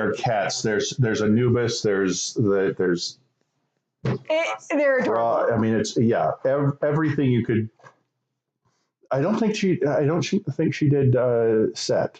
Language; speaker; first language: English; native; English